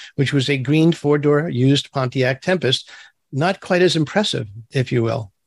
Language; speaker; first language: English; early bilingual, other home language; Turkish